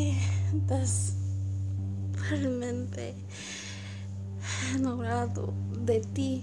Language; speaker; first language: Spanish; non-native, learner; English